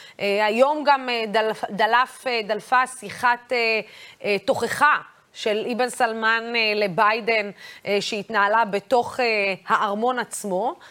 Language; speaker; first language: Hebrew; non-native, local second language; Arabic